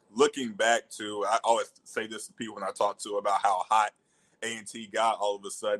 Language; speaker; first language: English; native; English